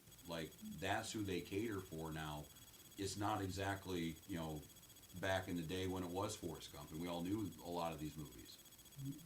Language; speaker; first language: English; native; English